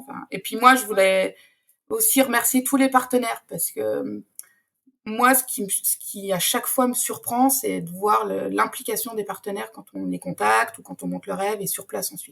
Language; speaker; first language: French; native; French